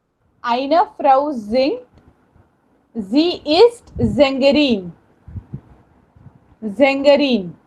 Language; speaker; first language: German; non-native, fluent; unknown